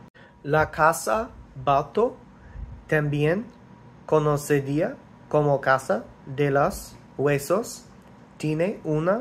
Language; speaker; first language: Spanish; non-native, learner; English